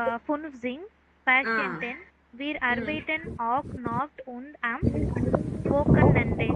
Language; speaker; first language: German; non-native, learner; Tamil